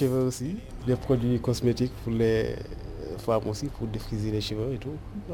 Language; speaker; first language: French; non-native, local second language; Fula